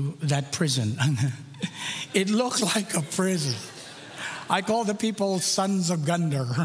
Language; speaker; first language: English; non-native, local second language; Filipino